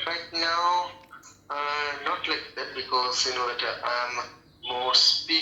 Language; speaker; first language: English; non-native, local second language; Bangla